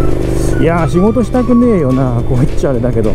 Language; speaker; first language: Japanese; native; Japanese